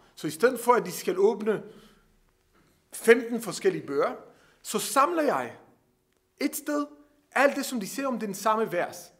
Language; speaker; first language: Danish; non-native, fluent; Hebrew